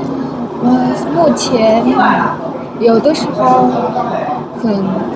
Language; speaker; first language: Chinese; non-native, learner; Mongolian